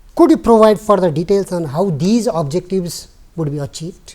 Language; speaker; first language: English; non-native, local second language; Nepali